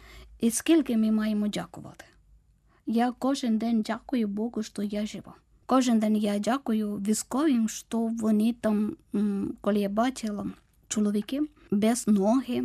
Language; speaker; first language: Ukrainian; non-native, learner; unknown